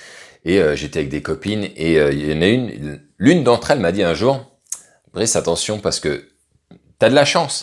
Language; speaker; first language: French; native; French